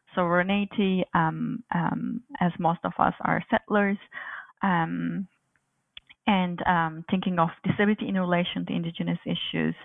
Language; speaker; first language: English; non-native, fluent; Turkish